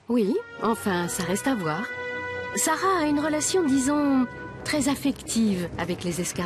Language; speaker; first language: French; native; French